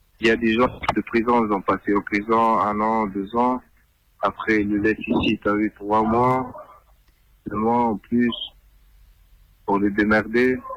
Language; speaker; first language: French; non-native, learner; Arabic